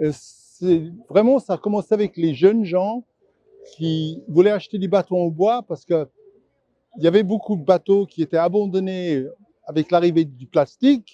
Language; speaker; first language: French; non-native, fluent; English